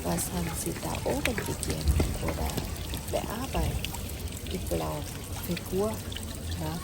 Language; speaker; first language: German; non-native, learner; Thai